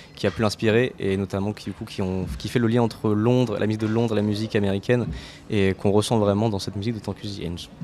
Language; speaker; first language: French; native; French